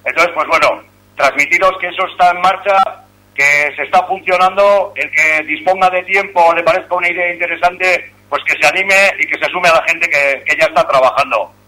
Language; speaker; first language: Spanish; non-native, local second language; Basque